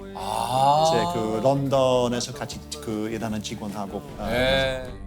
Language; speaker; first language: Korean; non-native, fluent; English